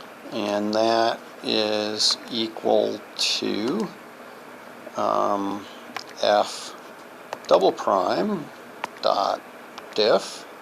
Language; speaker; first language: English; native; English